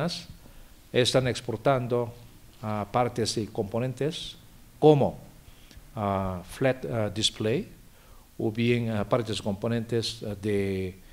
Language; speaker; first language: Spanish; non-native, fluent; Korean